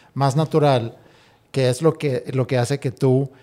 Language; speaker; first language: Spanish; non-native, fluent; Swedish